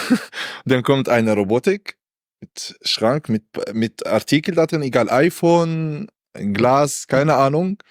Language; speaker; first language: German; non-native, learner; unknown